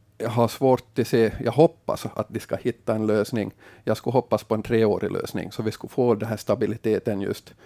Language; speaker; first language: Swedish; native; Swedish